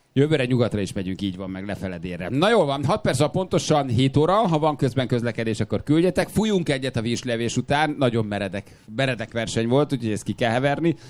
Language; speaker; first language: Hungarian; native; Hungarian